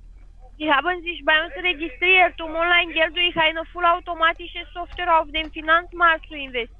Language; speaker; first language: German; non-native, fluent; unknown